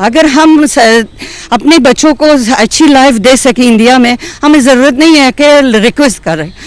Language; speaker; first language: Hindi; non-native, fluent; Persian